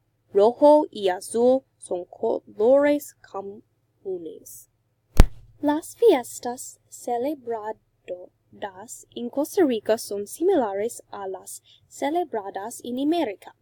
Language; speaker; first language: Spanish; non-native, learner; English